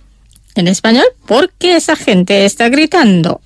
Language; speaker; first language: Spanish; non-native, fluent; Indonesian